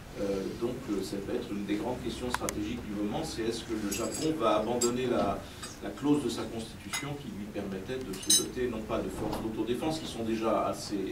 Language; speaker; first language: French; native; French